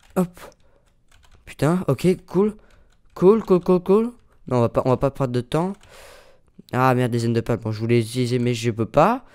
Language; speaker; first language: French; native; French